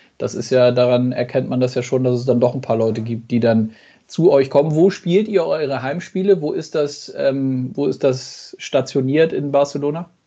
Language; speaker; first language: German; native; German